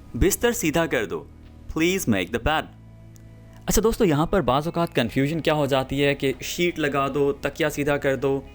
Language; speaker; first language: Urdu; native; Urdu